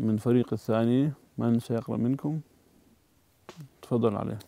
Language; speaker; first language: Arabic; non-native, fluent; Chechen